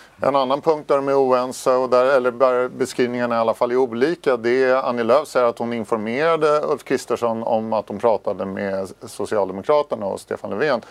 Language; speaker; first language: Swedish; native; Swedish